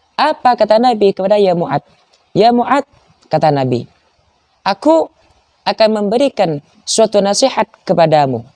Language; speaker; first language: Malay; non-native, local second language; Madurese